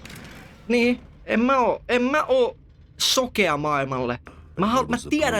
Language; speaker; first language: Finnish; native; Finnish